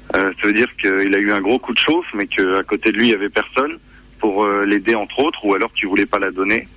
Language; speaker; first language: French; native; French